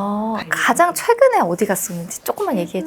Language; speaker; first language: Korean; native; Korean